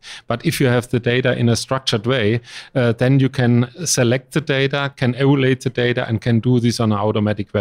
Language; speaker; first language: English; non-native, fluent; German